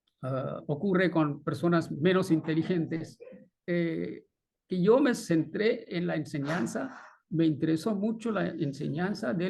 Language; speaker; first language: Spanish; non-native, fluent; Bangla